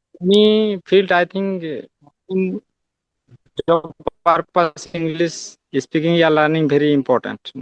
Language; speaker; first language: English; non-native, learner; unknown